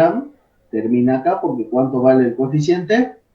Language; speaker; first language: Spanish; native; Spanish